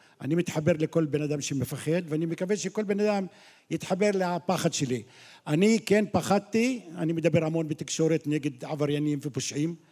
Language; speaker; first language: Hebrew; non-native, local second language; Arabic